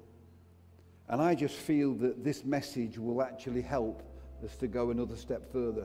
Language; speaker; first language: English; native; English